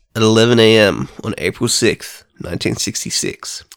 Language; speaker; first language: English; native; English